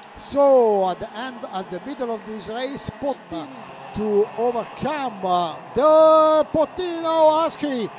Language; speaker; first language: English; non-native, fluent; Italian